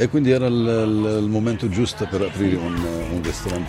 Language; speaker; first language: Italian; non-native, fluent; Arabic